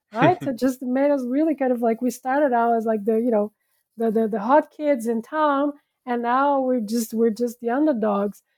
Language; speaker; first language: English; non-native, fluent; Portuguese